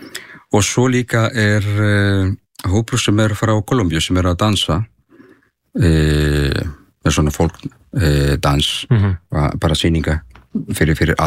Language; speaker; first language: Icelandic; non-native, learner; Spanish